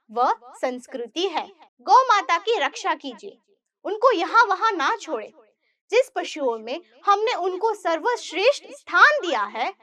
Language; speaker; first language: Hindi; non-native, local second language; Gujarati